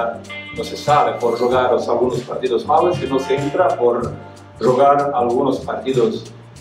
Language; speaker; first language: Spanish; non-native, fluent; Serbian